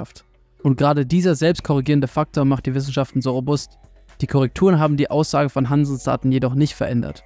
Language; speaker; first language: German; native; German